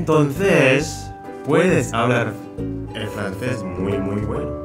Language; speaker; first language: Spanish; non-native, learner; Indonesian